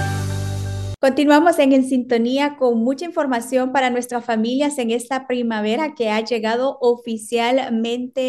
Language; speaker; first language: Spanish; native; Spanish